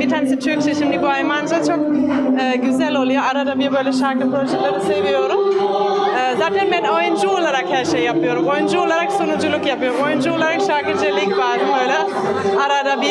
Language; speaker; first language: Turkish; non-native, fluent; German